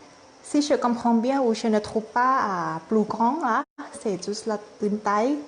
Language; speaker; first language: French; non-native, learner; Thai